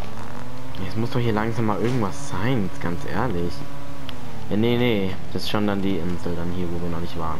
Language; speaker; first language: German; native; German